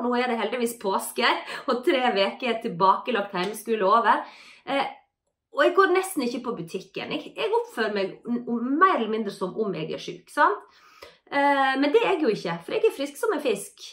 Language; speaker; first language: Norwegian; native; Norwegian